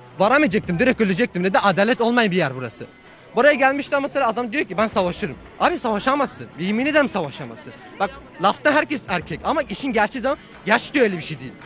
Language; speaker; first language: Turkish; early bilingual, heritage; Turkish